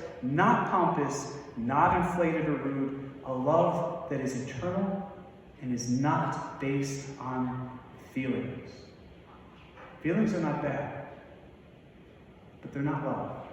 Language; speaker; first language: English; native; English